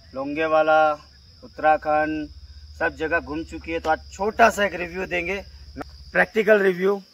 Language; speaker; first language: Hindi; non-native, local second language; Gujarati